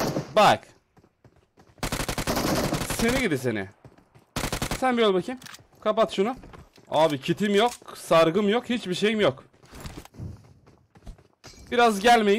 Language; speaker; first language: Turkish; native; Turkish